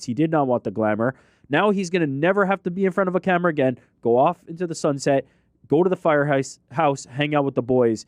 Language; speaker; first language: English; native; English